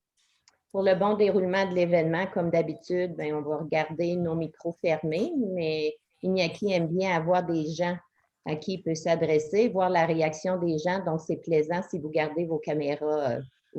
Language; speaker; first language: French; native; French